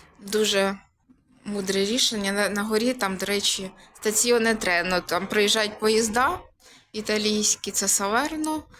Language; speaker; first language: Ukrainian; native; Ukrainian